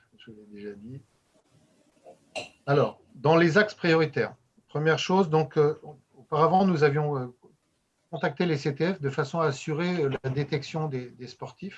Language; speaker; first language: French; native; French